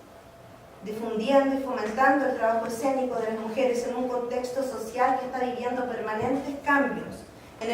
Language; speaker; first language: Spanish; native; Spanish